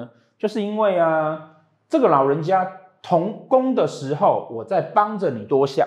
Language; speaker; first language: Chinese; native; Chinese